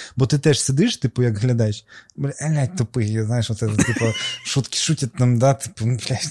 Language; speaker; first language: Ukrainian; non-native, local second language; Russian